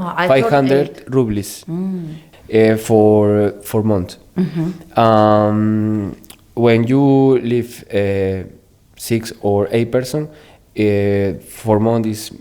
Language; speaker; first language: English; non-native, learner; Spanish